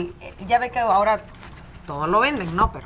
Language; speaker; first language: Spanish; native; Spanish